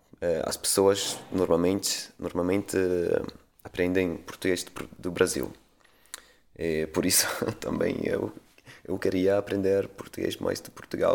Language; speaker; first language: Portuguese; non-native, fluent; Swedish